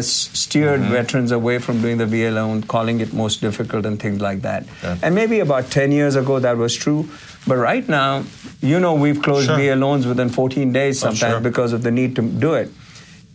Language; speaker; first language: English; non-native, local second language; Hindi